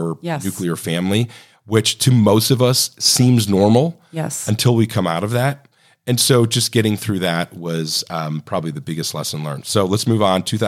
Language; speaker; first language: English; native; English